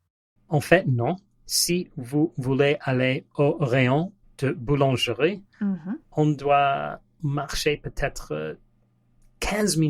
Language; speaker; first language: French; non-native, learner; English